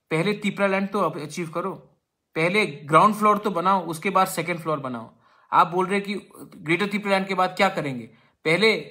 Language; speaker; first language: Hindi; non-native, local second language; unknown